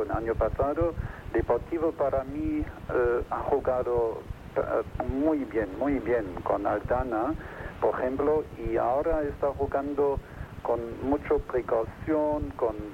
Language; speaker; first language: Spanish; non-native, fluent; German